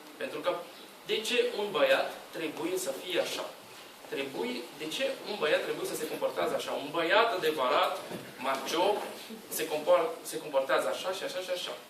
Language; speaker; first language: Romanian; non-native, learner; Portuguese